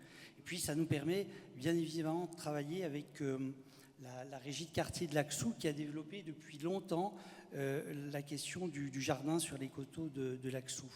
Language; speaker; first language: French; native; French